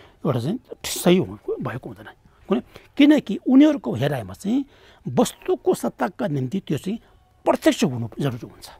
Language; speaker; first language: Nepali; non-native, local second language; Tibetan